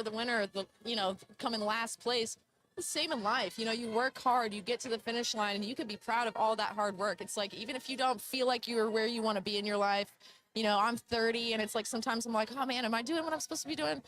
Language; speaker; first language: English; native; English